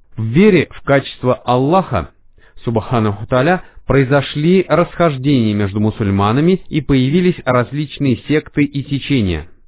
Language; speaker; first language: Russian; non-native, fluent; Arabic